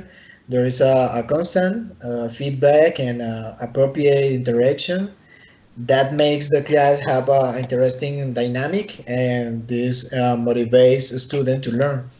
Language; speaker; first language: English; non-native, learner; Spanish